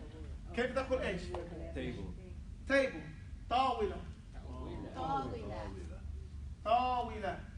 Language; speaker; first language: Arabic; non-native, fluent; English